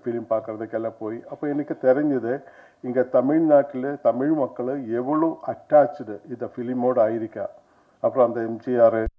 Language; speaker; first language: Tamil; non-native, learner; Malayalam